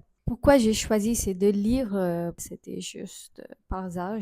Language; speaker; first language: French; non-native, fluent; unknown